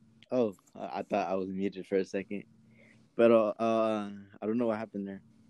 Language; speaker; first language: English; native; English